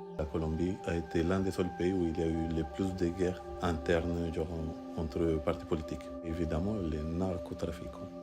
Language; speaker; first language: French; non-native, fluent; Spanish